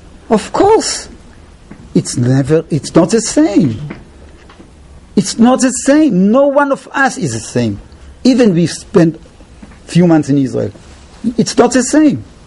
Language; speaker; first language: English; non-native, fluent; Hebrew